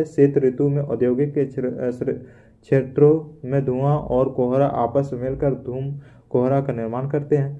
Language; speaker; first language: Hindi; native; Hindi